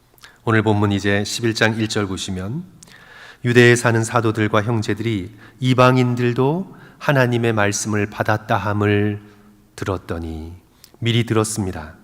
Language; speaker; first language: Korean; native; Korean